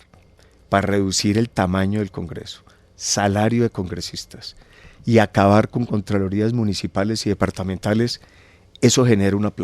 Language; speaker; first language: Spanish; native; Spanish